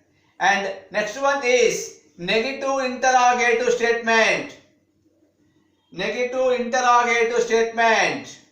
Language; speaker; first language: English; non-native, local second language; Telugu